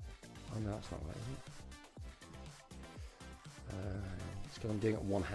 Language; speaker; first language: English; native; English